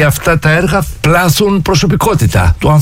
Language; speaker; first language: Greek; native; Greek